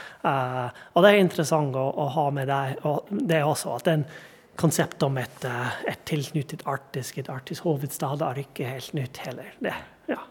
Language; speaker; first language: Norwegian; non-native, fluent; English